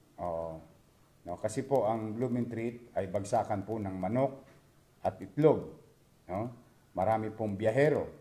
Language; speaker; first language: Filipino; native; Filipino